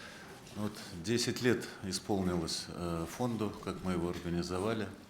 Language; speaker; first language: Russian; native; Russian